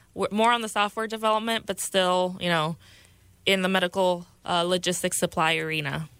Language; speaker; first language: English; early bilingual, other home language; Spanish